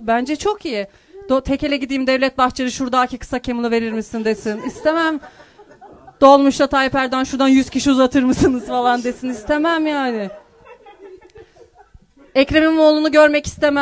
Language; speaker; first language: Turkish; native; Turkish